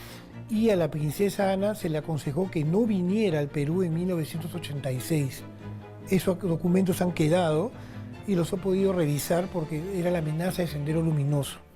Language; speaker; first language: Spanish; native; Spanish